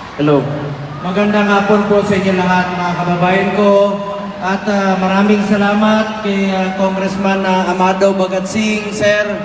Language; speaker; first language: Filipino; non-native, local second language; Cebuano